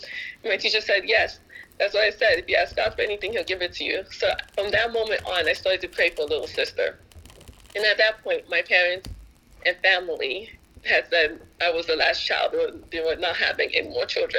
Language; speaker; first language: English; native; English